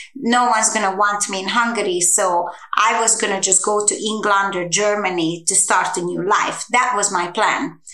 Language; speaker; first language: English; non-native, fluent; Hungarian